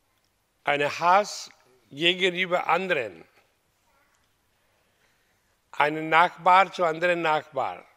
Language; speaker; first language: German; non-native, fluent; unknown